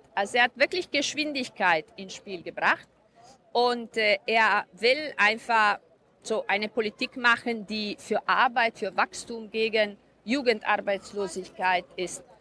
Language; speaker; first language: German; non-native, fluent; Italian